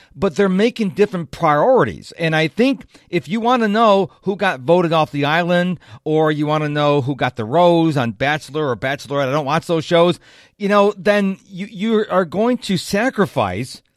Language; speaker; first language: English; native; English